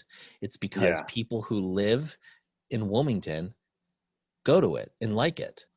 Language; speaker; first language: English; native; English